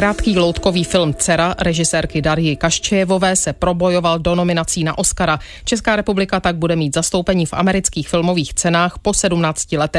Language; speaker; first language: Czech; native; Czech